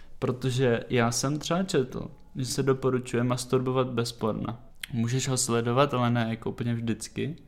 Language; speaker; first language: Czech; native; Czech